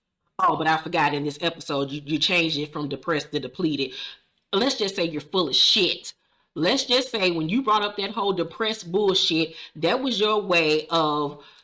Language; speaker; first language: English; native; English